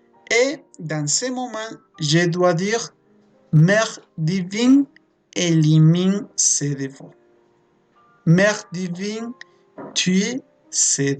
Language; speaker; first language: French; non-native, fluent; Spanish